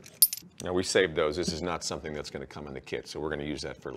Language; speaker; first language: English; native; English